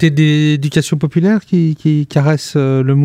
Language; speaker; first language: French; native; French